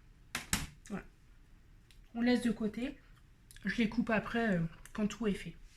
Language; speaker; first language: French; native; French